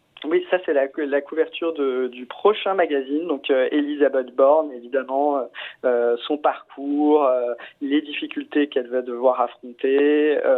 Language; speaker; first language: French; native; French